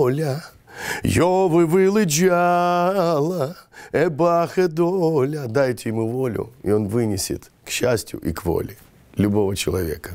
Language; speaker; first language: Ukrainian; non-native, local second language; Romany